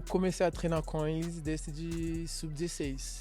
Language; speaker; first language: Portuguese; non-native, learner; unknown